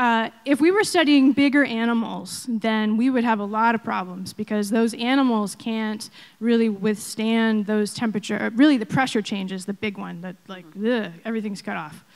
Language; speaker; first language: English; native; English